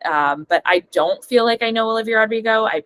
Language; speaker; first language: English; native; English